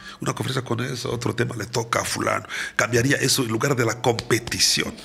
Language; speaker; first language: Spanish; non-native, fluent; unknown